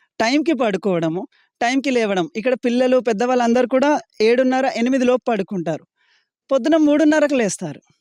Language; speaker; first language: Telugu; native; Telugu